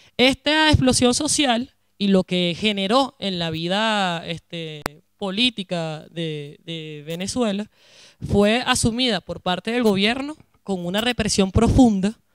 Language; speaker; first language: Spanish; native; Spanish